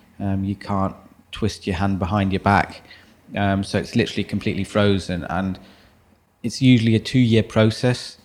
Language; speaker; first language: English; early bilingual, other home language; German